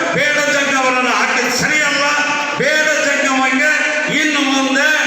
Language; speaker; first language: Kannada; non-native, local second language; Lambadi